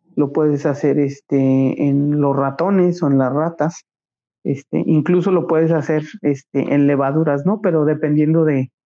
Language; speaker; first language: Spanish; native; Spanish